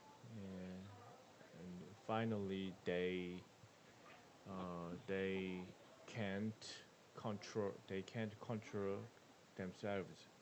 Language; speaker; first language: English; non-native, learner; Korean